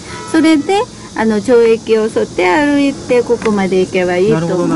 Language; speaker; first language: Japanese; non-native, fluent; Korean